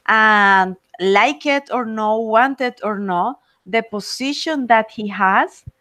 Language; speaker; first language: English; non-native, fluent; Spanish